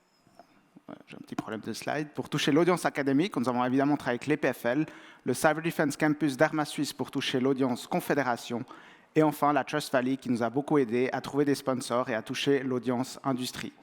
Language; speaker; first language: French; native; French